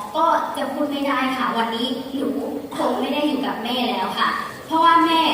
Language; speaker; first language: Thai; non-native, learner; Burmese